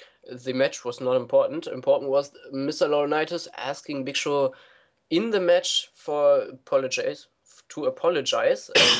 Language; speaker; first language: English; non-native, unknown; German